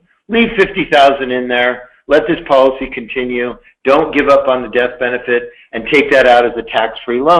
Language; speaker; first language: English; native; English